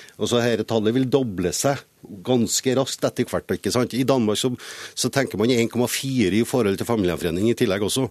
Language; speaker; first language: Norwegian; native; Norwegian